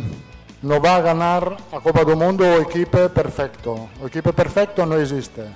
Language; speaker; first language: Portuguese; non-native, fluent; Italian